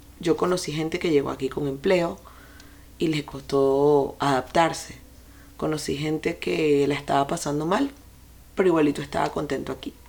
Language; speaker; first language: Spanish; native; Spanish